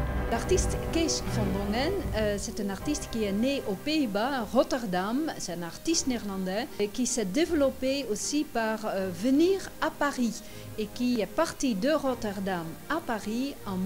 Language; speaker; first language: French; non-native, fluent; Dutch